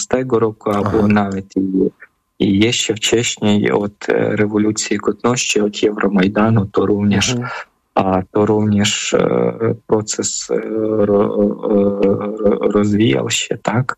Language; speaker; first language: Polish; non-native, fluent; Ukrainian